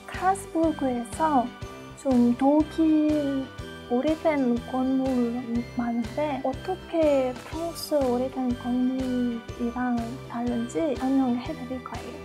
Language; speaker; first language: Korean; non-native, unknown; French